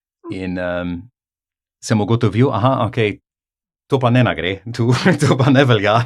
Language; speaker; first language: Slovenian; non-native, fluent; English